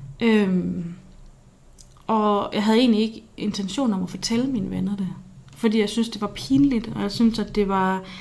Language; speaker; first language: Danish; native; Danish